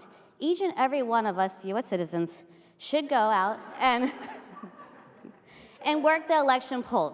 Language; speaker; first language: English; native; English